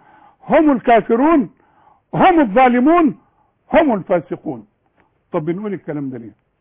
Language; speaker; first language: Arabic; native; Arabic